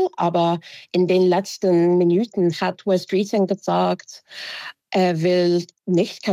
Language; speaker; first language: German; non-native, fluent; English